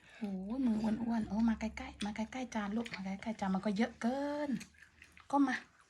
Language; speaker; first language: Thai; native; Thai